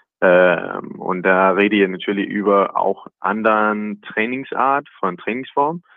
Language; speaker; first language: German; non-native, learner; Danish